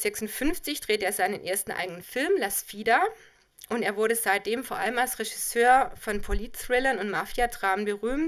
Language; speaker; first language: German; native; German